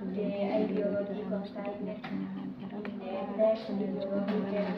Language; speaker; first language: English; non-native, learner; Indonesian